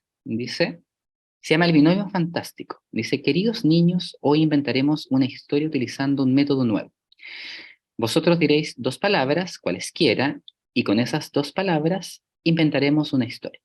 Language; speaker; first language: Spanish; native; Spanish